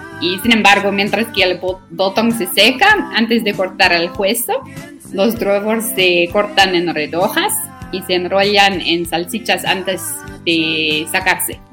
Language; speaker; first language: Spanish; non-native, learner; Afrikaans